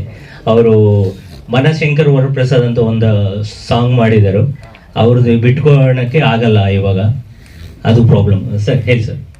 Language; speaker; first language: Kannada; non-native, fluent; Telugu